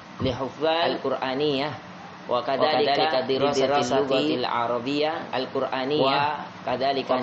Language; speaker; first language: Arabic; non-native, fluent; Indonesian